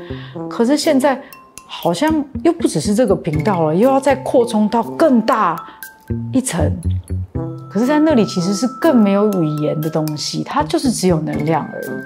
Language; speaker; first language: Chinese; native; Chinese